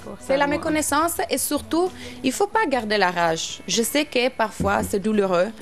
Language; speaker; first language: French; non-native, fluent; Italian